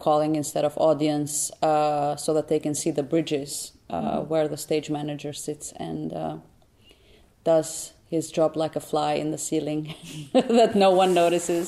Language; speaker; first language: English; non-native, fluent; Albanian